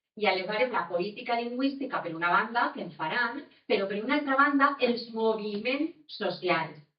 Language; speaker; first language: Catalan; native; Catalan